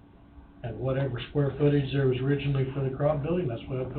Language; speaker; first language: English; native; English